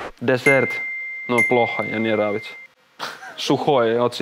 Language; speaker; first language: Russian; non-native, learner; Finnish